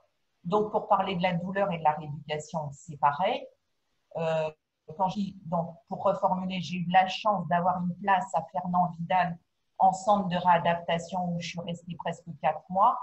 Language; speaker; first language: French; native; French